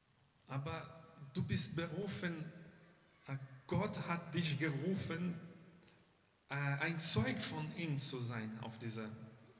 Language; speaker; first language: German; non-native, fluent; Portuguese